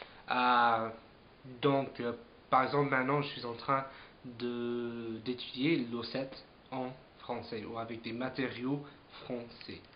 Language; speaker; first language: French; non-native, fluent; English